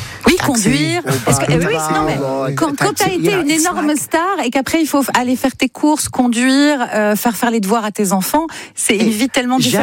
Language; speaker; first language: French; native; French